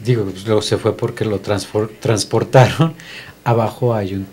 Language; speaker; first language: Spanish; native; Spanish